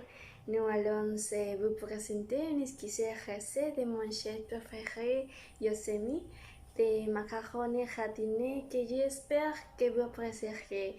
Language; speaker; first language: French; non-native, learner; Spanish